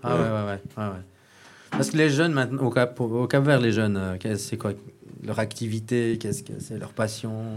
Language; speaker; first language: French; native; French